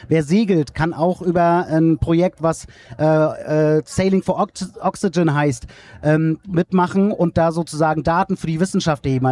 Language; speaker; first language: German; native; German